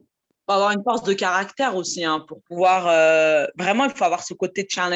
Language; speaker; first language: French; native; French